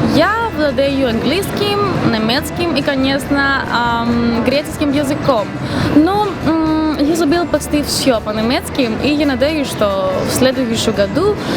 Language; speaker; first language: Russian; non-native, fluent; Greek